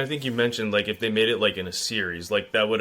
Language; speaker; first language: English; native; English